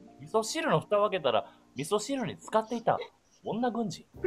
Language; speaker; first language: Japanese; native; Japanese